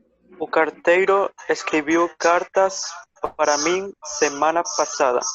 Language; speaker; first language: Portuguese; non-native, learner; Spanish